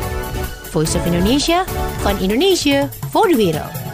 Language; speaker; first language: Dutch; non-native, fluent; Indonesian